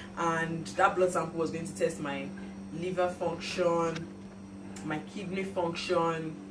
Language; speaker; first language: English; non-native, local second language; Yoruba